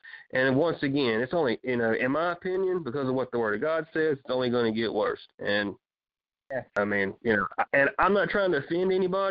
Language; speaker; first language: English; native; English